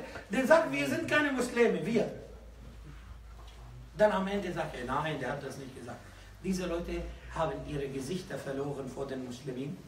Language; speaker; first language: German; non-native, fluent; Arabic